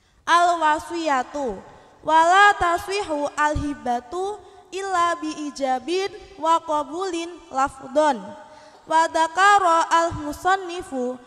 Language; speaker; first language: Arabic; non-native, learner; Javanese